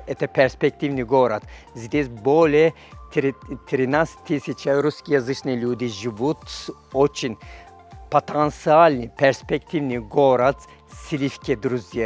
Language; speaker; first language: Russian; non-native, fluent; Turkish